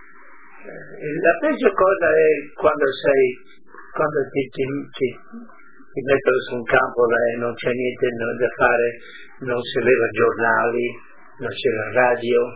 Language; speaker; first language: Italian; non-native, local second language; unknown